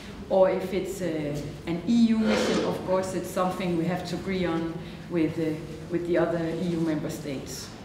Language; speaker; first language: English; non-native, fluent; Danish